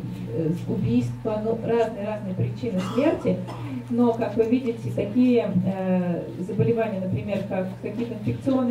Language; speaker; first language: Russian; native; Russian